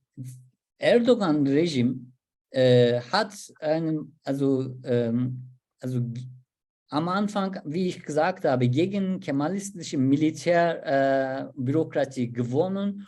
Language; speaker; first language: German; non-native, learner; Turkish